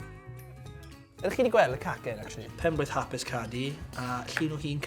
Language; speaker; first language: Welsh; native; Welsh